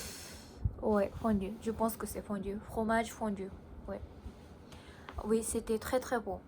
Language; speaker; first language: French; non-native, learner; Japanese